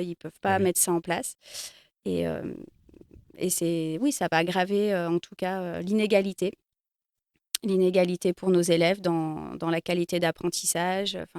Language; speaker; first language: French; native; French